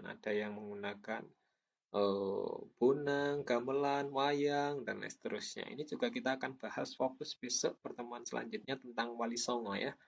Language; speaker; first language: Indonesian; native; Indonesian